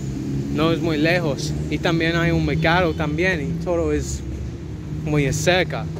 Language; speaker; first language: Spanish; non-native, learner; English